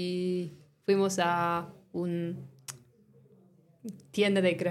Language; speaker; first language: Spanish; non-native, learner; English